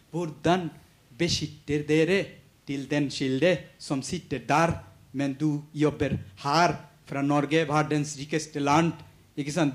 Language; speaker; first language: Norwegian; non-native, learner; Bangla